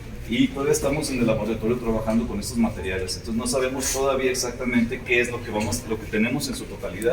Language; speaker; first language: Spanish; native; Spanish